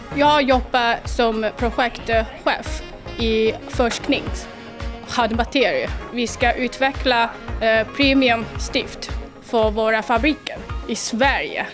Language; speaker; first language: Swedish; non-native, fluent; Chinese